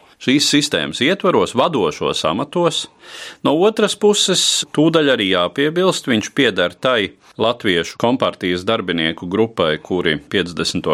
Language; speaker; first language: Latvian; native; Latvian